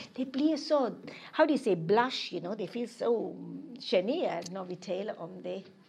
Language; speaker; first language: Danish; non-native, fluent; English